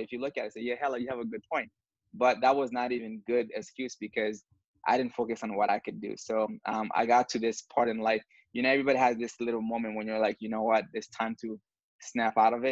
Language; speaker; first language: English; non-native, fluent; Bambara